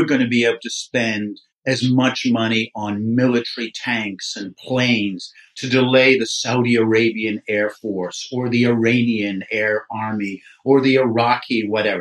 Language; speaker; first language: English; native; English